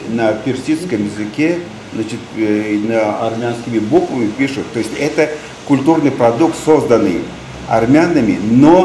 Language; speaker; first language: Russian; non-native, local second language; Tajik